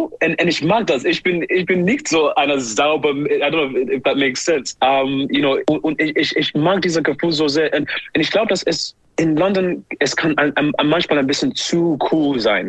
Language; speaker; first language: German; non-native, fluent; English